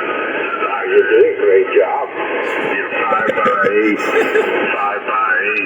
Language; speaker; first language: English; non-native, fluent; Italian